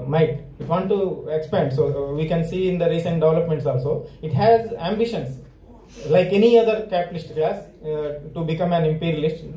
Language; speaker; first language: English; non-native, local second language; Telugu